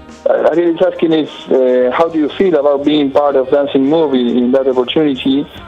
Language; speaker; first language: English; non-native, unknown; Spanish